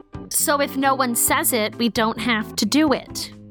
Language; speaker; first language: English; native; English